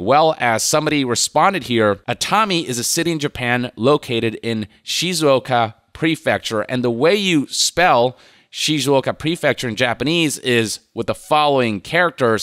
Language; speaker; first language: English; native; English